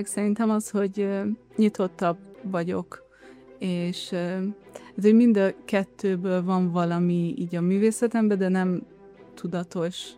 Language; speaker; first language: Hungarian; early bilingual, heritage; Hungarian